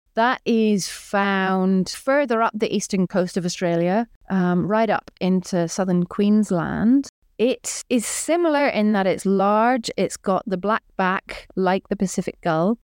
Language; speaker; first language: English; native; English